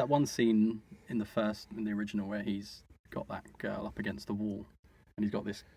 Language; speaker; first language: English; native; English